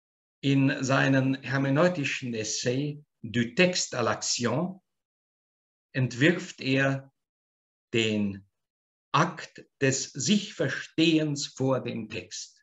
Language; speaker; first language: German; native; German